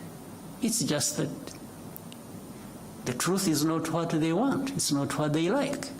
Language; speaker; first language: English; non-native, local second language; Kinyarwanda